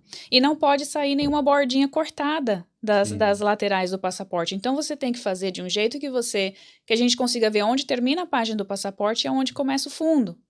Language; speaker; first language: Portuguese; native; Portuguese